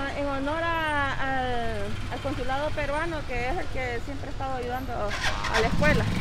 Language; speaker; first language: Spanish; native; Spanish